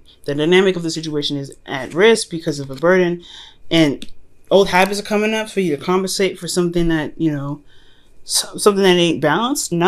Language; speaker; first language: English; native; English